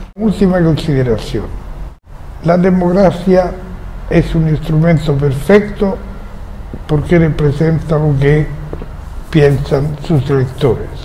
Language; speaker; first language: Spanish; non-native, fluent; Italian